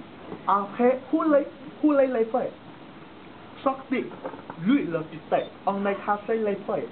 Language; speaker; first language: French; non-native, learner; Chinese